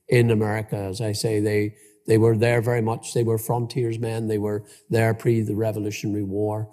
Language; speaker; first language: English; native; English